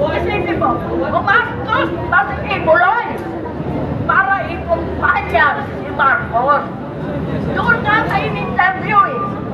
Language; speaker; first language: Filipino; non-native, local second language; Iloko